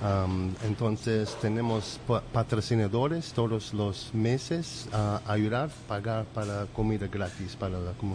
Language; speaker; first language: Spanish; non-native, learner; English